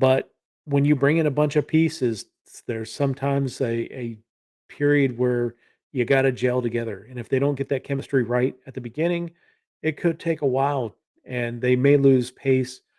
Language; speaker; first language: English; native; English